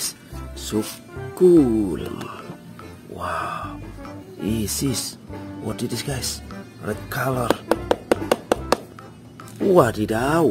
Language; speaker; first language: English; non-native, learner; Indonesian